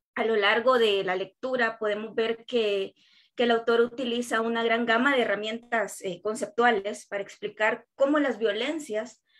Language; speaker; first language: Spanish; native; Spanish